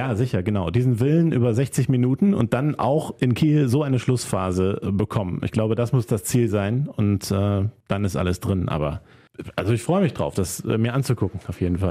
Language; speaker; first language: German; native; German